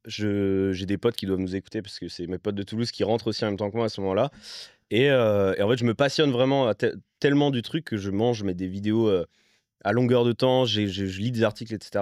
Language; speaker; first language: French; native; French